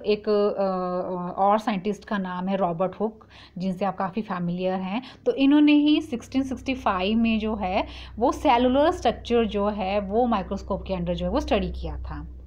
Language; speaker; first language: Hindi; native; Hindi